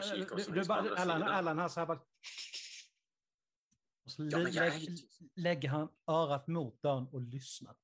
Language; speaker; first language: Swedish; native; Swedish